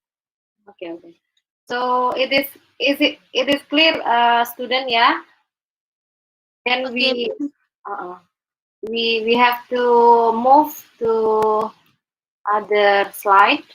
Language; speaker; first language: English; non-native, learner; Indonesian